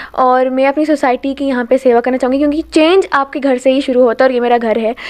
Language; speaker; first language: Hindi; native; Hindi